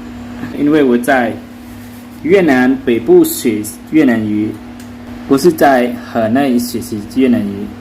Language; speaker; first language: Chinese; non-native, learner; Lao